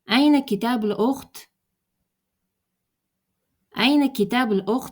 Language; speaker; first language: Arabic; non-native, fluent; Russian